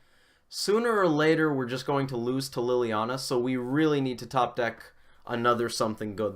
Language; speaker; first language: English; native; English